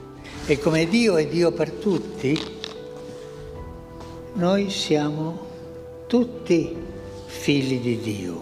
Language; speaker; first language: Italian; non-native, fluent; Spanish